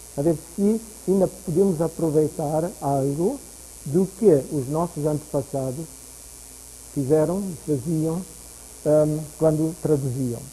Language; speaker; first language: Portuguese; non-native, fluent; German